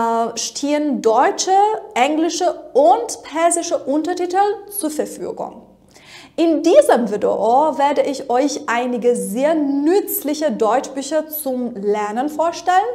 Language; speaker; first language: German; non-native, fluent; Persian